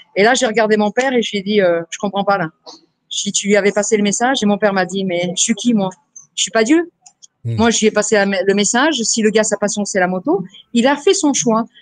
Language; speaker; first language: French; native; French